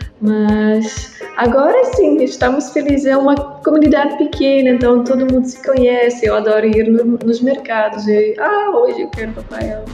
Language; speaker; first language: Portuguese; non-native, learner; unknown